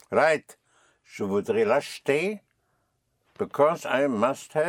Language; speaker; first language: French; non-native, fluent; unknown